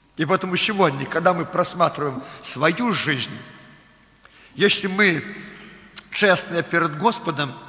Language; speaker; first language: Russian; non-native, local second language; Belarusian